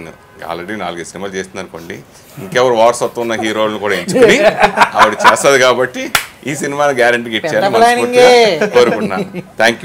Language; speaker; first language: Telugu; native; Telugu